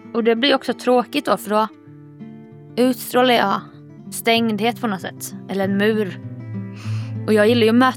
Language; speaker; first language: Swedish; native; Swedish